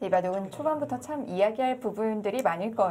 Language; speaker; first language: Korean; native; Korean